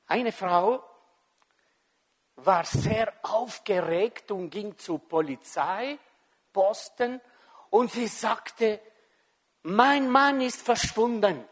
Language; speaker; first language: German; non-native, fluent; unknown